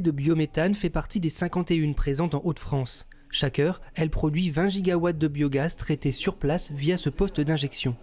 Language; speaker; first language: French; native; French